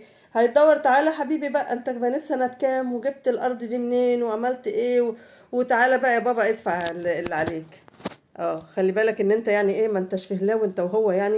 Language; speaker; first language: Arabic; native; Arabic